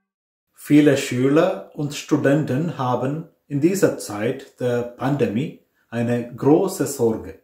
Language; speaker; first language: German; non-native, fluent; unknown